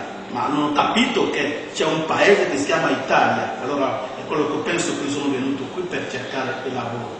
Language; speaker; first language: Italian; non-native, fluent; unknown